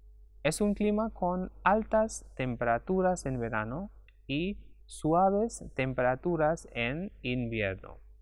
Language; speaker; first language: Spanish; non-native, fluent; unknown